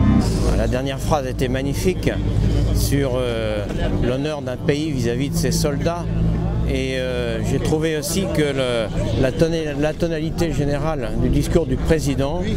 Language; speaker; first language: French; native; French